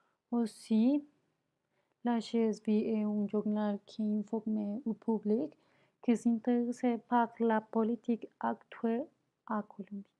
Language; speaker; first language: French; non-native, learner; Spanish